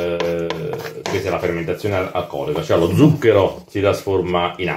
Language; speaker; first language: Italian; native; Italian